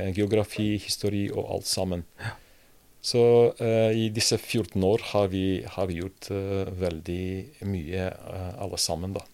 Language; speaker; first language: Norwegian; non-native, fluent; Serbian